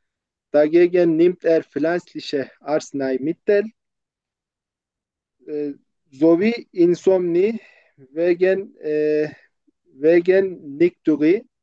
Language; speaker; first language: German; non-native, learner; Turkish